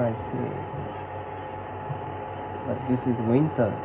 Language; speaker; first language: English; non-native, learner; Japanese